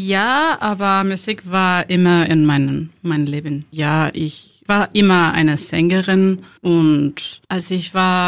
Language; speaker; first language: German; non-native, learner; Spanish